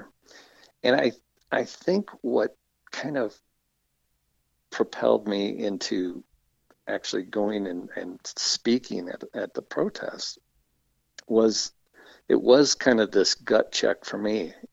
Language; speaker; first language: English; native; English